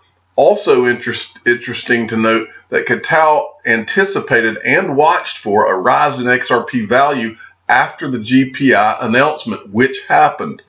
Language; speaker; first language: English; native; English